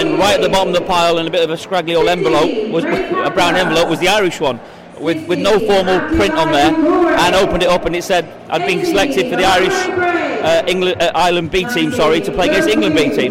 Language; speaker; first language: English; native; English